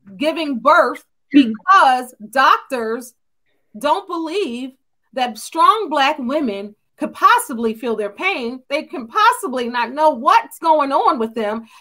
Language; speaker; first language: English; native; English